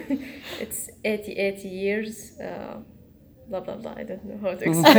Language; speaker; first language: English; non-native, learner; Arabic